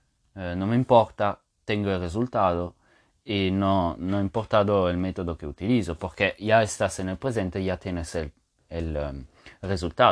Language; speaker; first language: Spanish; non-native, fluent; Italian